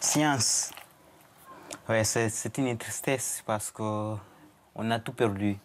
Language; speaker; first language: French; non-native, fluent; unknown